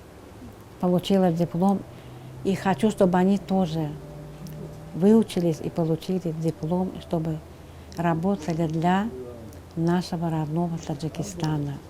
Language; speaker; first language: Russian; non-native, fluent; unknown